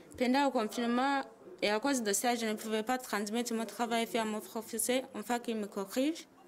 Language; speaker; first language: French; non-native, learner; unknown